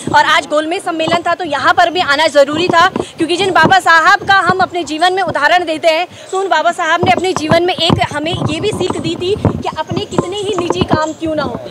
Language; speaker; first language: Hindi; native; Hindi